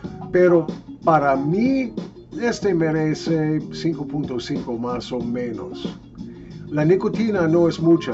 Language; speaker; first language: Spanish; non-native, fluent; English